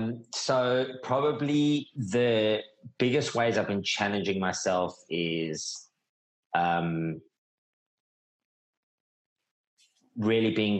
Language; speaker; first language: English; native; English